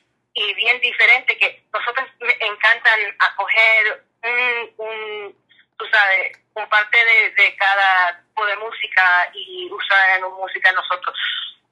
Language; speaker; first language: Spanish; early bilingual, heritage; English